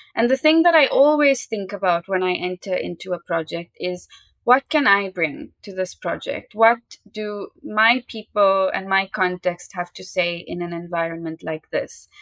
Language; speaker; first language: English; native; English